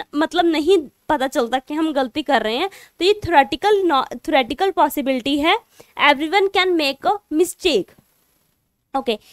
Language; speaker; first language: Hindi; non-native, local second language; Punjabi